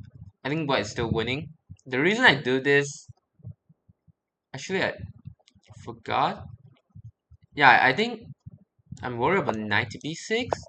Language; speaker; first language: English; non-native, fluent; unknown